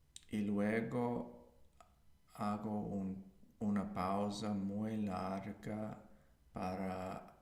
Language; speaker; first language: Spanish; non-native, learner; English